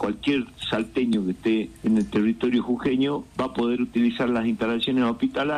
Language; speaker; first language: Spanish; native; Spanish